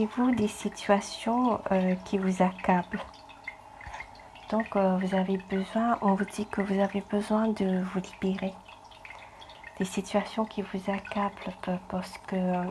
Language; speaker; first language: French; non-native, fluent; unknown